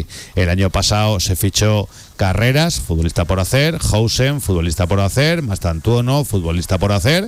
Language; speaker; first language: Spanish; native; Spanish